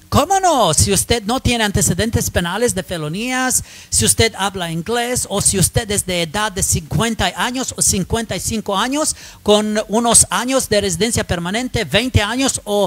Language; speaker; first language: Spanish; non-native, learner; English